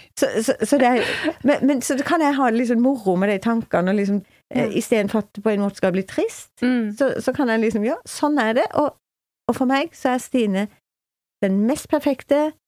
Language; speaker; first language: Norwegian; native; Norwegian